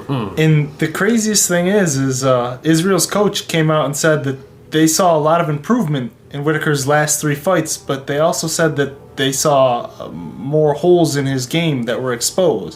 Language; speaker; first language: English; native; English